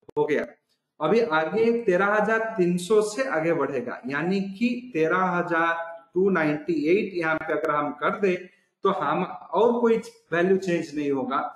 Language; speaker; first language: Hindi; non-native, local second language; Odia